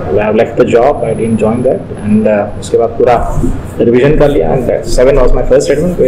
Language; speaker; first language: Hindi; non-native, local second language; Telugu